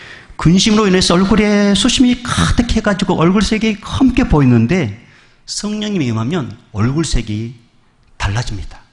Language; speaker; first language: Korean; native; Korean